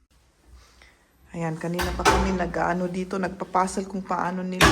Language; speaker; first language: Filipino; non-native, fluent; German